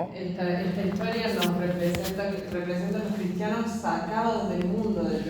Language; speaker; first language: Spanish; native; Spanish